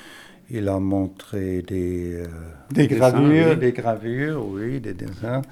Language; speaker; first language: French; non-native, fluent; German